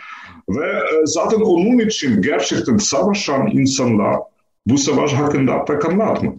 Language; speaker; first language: Turkish; non-native, fluent; Ukrainian